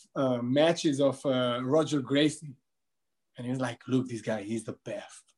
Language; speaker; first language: English; non-native, fluent; Albanian